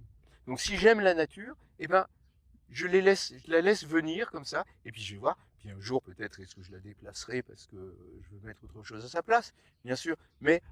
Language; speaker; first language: French; native; French